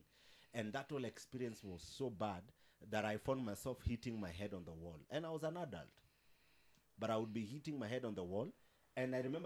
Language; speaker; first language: English; non-native, local second language; Swahili